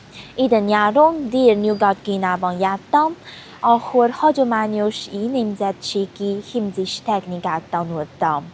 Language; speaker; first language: Hungarian; non-native, learner; Chinese